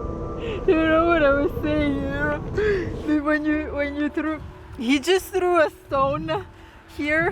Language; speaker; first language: English; non-native, fluent; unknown